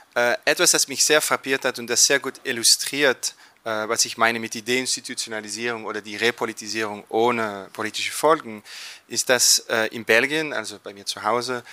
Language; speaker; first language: German; non-native, fluent; Dutch